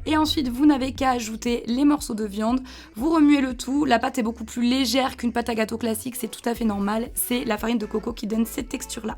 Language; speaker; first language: French; native; French